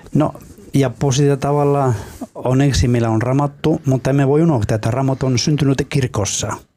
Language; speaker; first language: Finnish; non-native, fluent; Spanish